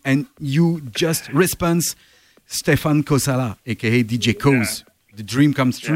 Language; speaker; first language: English; non-native, learner; French